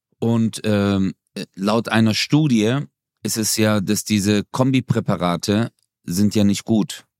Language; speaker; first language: German; early bilingual, other home language; Turkish